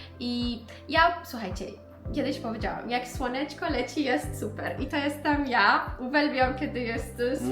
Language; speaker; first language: Polish; non-native, learner; Persian